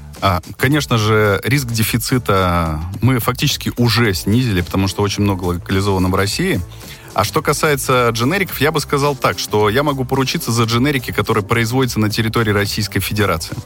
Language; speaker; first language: Russian; native; Russian